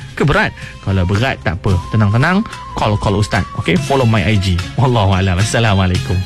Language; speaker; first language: Malay; native; Malay